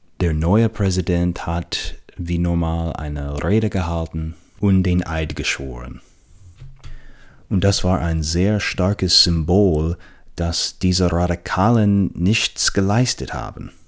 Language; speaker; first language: German; non-native, fluent; English